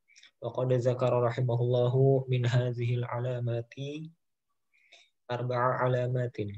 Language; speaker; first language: Arabic; non-native, learner; Indonesian